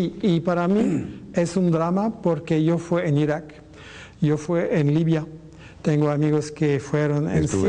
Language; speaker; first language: Spanish; non-native, fluent; French